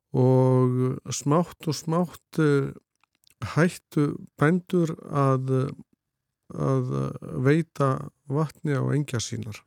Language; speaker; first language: Icelandic; native; Icelandic